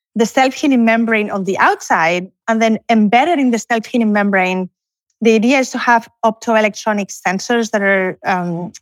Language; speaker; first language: English; non-native, fluent; Spanish